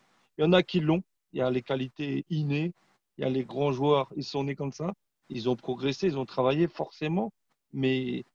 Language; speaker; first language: French; non-native, fluent; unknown